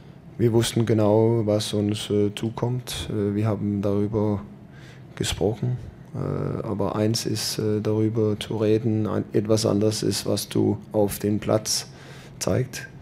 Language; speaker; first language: German; non-native, fluent; Danish